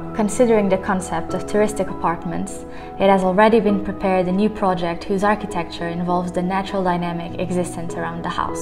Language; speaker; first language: English; non-native, fluent; Portuguese